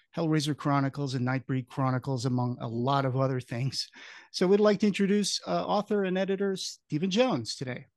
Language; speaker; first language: English; non-native, fluent; Portuguese